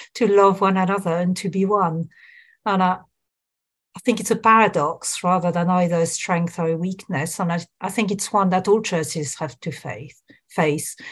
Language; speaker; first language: English; non-native, fluent; French